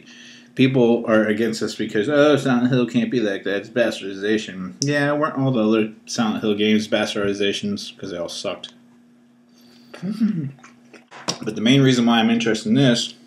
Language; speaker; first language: English; native; English